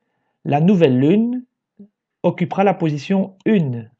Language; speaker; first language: French; native; French